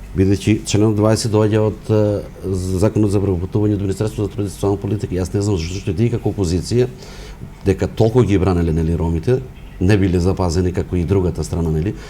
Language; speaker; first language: Macedonian; non-native, local second language; Romany